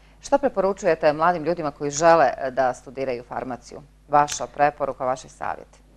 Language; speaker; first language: Bosnian; native; Bosnian